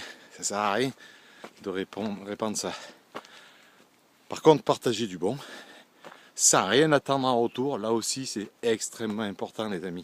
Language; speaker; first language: French; native; French